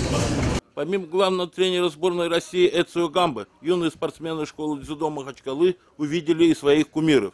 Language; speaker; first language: Russian; native; Russian